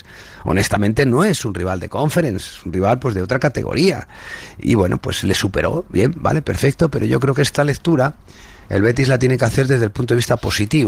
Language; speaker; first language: Spanish; native; Spanish